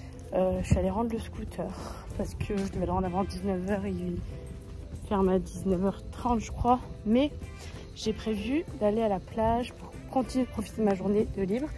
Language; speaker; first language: French; native; French